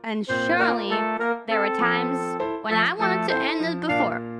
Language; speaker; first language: English; non-native, fluent; German